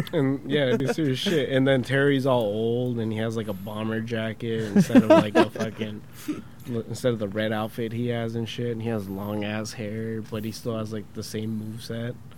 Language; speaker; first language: English; early bilingual, other home language; Spanish